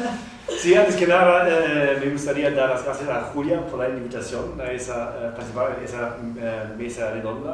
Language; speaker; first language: Spanish; non-native, fluent; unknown